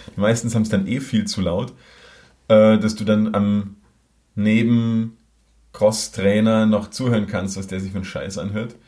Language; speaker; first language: German; native; German